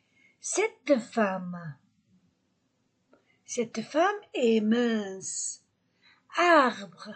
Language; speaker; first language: French; non-native, fluent; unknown